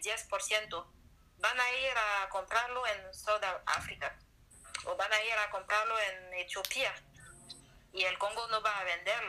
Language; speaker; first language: Spanish; non-native, learner; French